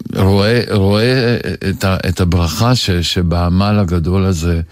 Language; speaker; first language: Hebrew; early bilingual, other home language; Polish